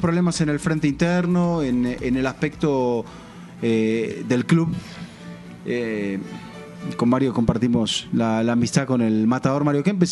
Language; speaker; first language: Spanish; native; Spanish